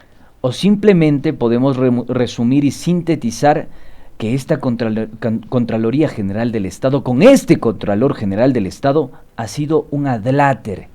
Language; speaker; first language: Spanish; native; Spanish